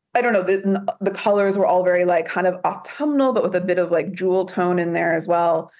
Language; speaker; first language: English; native; English